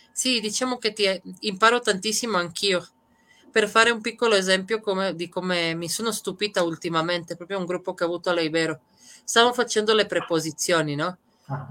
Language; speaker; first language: Italian; early bilingual, other home language; Serbian